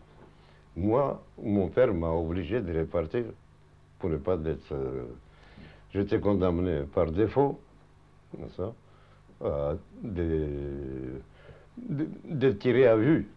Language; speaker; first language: French; non-native, fluent; Russian